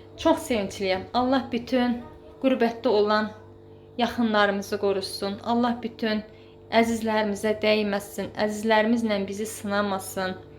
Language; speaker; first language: Azerbaijani; native; Azerbaijani